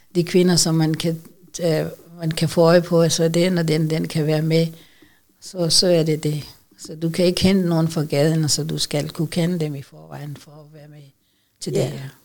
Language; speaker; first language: Danish; non-native, fluent; Urdu